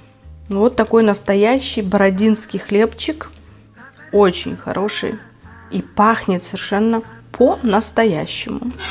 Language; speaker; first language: Russian; native; Russian